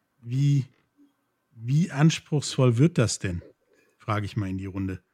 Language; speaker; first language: German; native; German